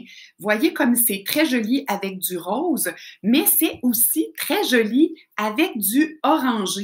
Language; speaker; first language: French; native; French